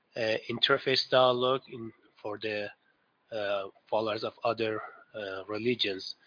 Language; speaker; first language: English; non-native, fluent; Persian